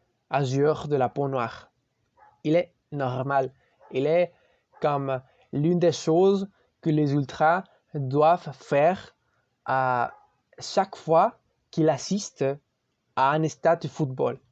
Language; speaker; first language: French; non-native, learner; Spanish